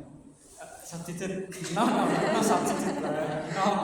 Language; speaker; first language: English; non-native, learner; Indonesian